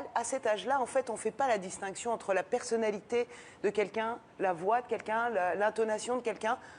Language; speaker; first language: French; early bilingual, other home language; Persian